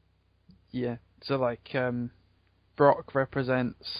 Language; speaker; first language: English; native; English